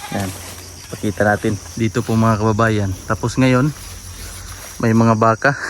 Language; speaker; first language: Filipino; non-native, local second language; Cebuano